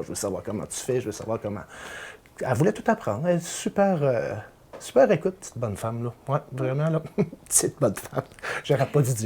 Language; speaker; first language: French; native; French